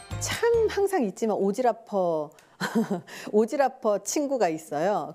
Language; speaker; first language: Korean; native; Korean